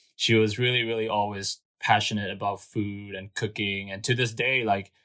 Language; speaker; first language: English; non-native, fluent; Burmese